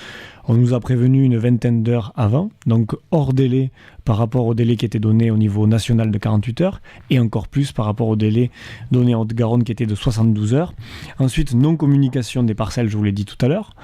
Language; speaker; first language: French; native; French